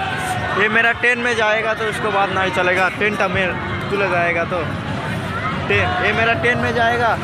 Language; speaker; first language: Hindi; non-native, local second language; Bangla